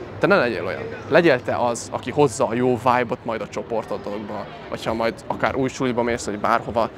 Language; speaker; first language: Hungarian; early bilingual, other home language; Chinese